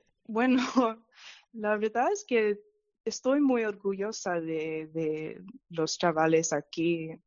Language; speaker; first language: Spanish; non-native, fluent; English